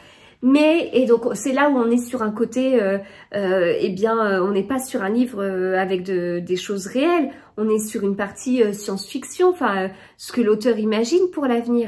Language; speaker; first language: French; native; French